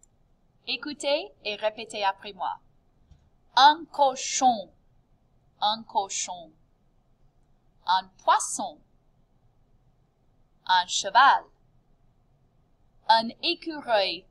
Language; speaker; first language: French; non-native, fluent; English